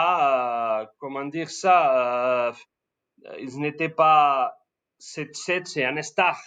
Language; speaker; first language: French; non-native, learner; Spanish